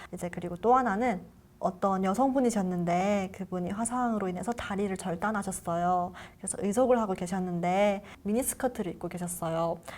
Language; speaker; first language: Korean; native; Korean